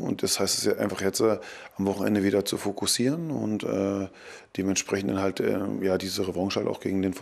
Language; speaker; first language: German; native; German